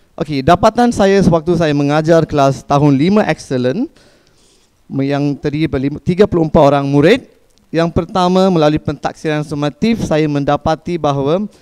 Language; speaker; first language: Malay; non-native, local second language; Tamil